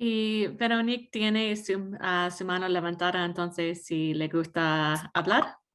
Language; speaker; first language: Spanish; non-native, fluent; English